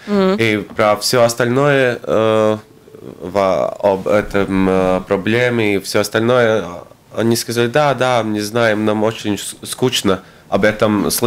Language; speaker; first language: Russian; non-native, local second language; Latvian